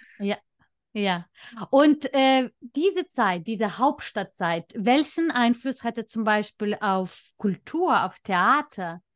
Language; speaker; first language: German; non-native, fluent; Lithuanian